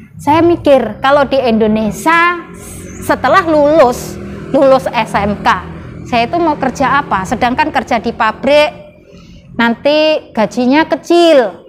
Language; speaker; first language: Indonesian; non-native, local second language; Javanese